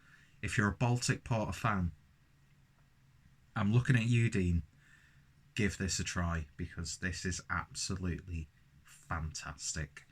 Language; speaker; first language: English; native; English